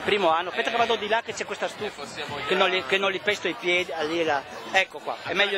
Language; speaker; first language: Italian; native; Italian